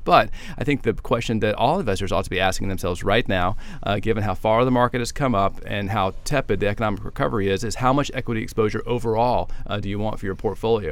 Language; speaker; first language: English; native; English